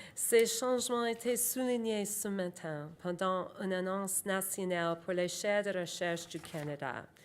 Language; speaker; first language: French; non-native, local second language; English